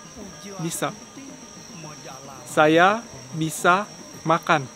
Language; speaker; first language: Indonesian; non-native, fluent; English